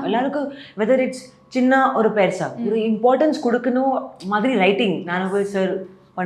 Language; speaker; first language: Tamil; non-native, learner; Hindi